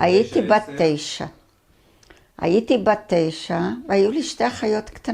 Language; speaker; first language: Hebrew; early bilingual, other home language; Arabic